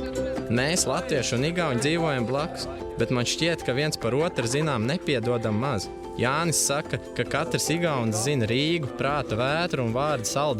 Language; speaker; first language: Latvian; native; Latvian